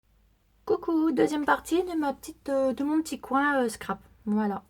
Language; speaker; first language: French; native; French